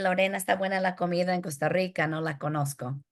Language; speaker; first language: Spanish; early bilingual, heritage; Spanish